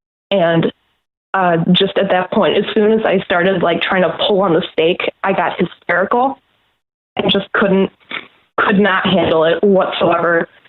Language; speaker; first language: English; native; English